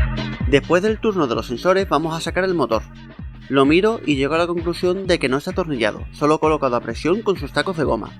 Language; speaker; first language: Spanish; native; Spanish